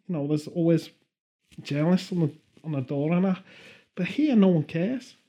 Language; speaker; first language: English; native; English